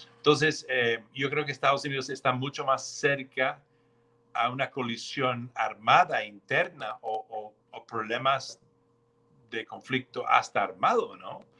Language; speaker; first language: Spanish; non-native, fluent; English